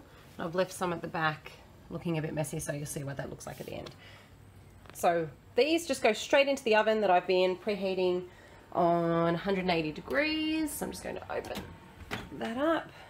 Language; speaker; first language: English; native; English